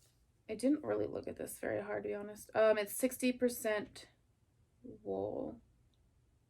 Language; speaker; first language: English; native; English